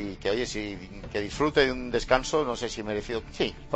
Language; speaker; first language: Spanish; native; Spanish